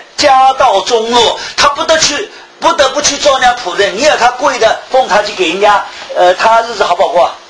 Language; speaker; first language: Chinese; early bilingual, heritage; Chinese